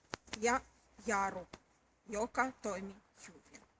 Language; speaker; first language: Finnish; non-native, learner; Russian